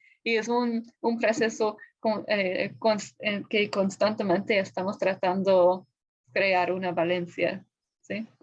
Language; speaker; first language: Spanish; non-native, fluent; English